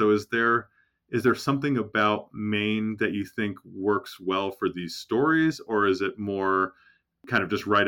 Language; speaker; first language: English; native; English